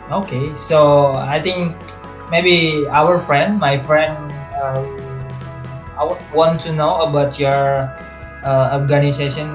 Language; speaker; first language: English; non-native, learner; Indonesian